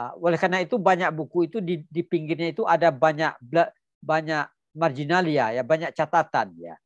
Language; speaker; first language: Indonesian; non-native, local second language; Minangkabau